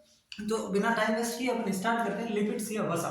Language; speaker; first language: Hindi; native; Hindi